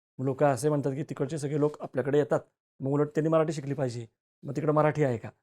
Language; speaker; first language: Marathi; native; Marathi